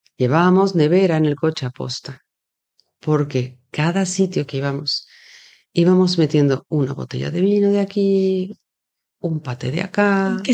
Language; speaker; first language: Spanish; native; Spanish